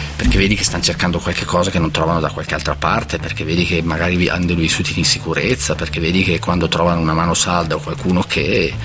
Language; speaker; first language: Italian; native; Italian